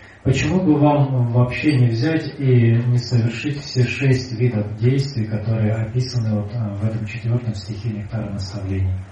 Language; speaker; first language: Russian; native; Russian